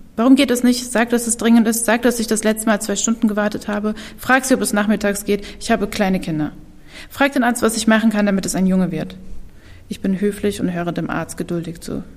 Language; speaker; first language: German; early bilingual, other home language; Kurdish